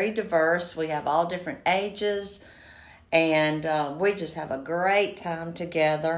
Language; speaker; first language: English; native; English